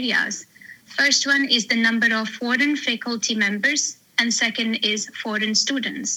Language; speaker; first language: English; non-native, local second language; Hindi